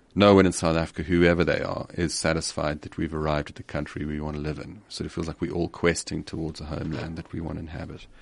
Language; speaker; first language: English; native; English